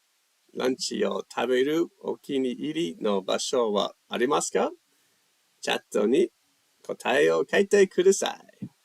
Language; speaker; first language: Japanese; non-native, fluent; English